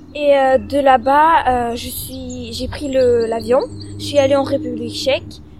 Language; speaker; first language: French; early bilingual, other home language; Russian